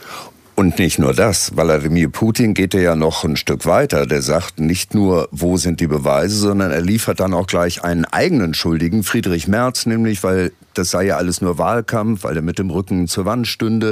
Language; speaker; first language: German; native; German